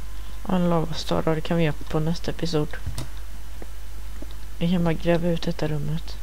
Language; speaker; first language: Swedish; native; Swedish